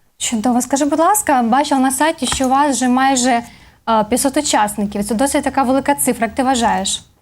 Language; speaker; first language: Ukrainian; native; Ukrainian